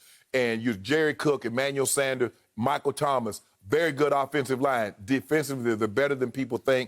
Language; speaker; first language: English; native; English